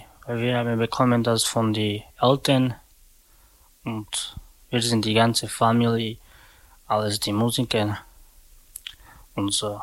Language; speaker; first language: German; non-native, learner; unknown